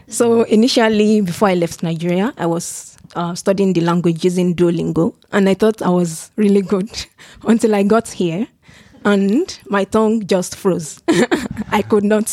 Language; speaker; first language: English; non-native, local second language; Yoruba